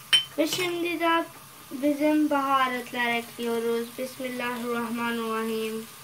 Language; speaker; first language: Turkish; non-native, fluent; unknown